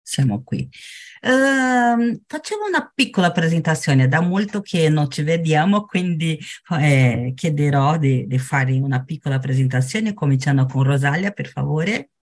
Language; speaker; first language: Italian; non-native, fluent; Portuguese